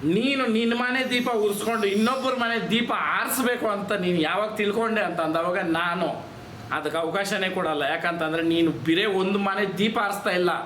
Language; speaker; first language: Kannada; native; Kannada